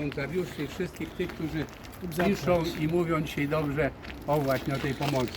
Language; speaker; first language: Polish; native; Polish